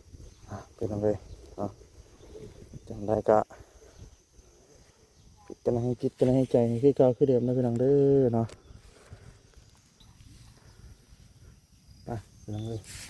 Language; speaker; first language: Thai; non-native, local second language; Lao